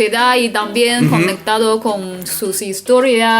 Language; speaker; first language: Spanish; non-native, fluent; Chinese